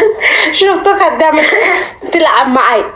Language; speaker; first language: Arabic; native; Arabic